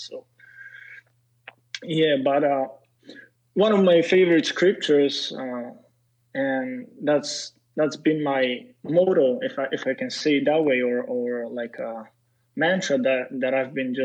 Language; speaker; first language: English; non-native, fluent; Serbian